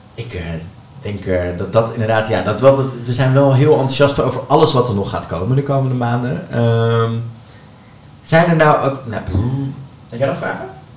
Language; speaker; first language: Dutch; native; Dutch